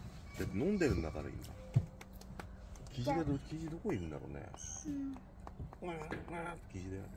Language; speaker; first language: Japanese; native; Japanese